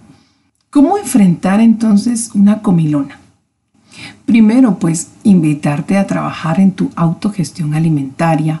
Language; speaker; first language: Spanish; native; Spanish